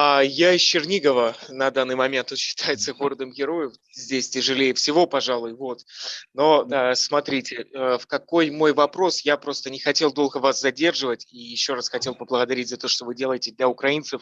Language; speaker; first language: Russian; native; Russian